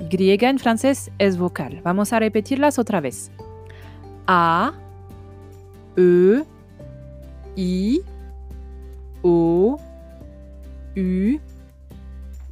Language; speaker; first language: Spanish; non-native, fluent; French